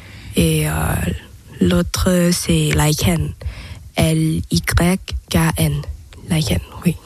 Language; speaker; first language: French; non-native, learner; Thai